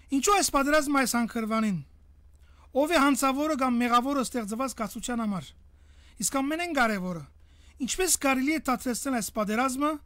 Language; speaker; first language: Armenian; early bilingual, heritage; Armenian